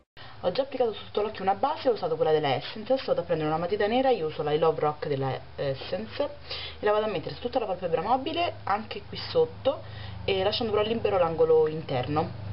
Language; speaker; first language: Italian; native; Italian